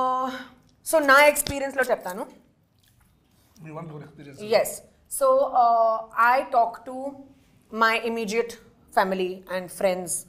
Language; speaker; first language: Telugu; non-native, learner; Hindi